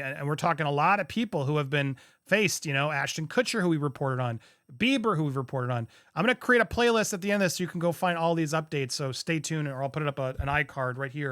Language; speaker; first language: English; native; English